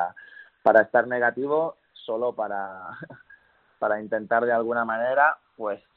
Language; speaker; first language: Spanish; native; Spanish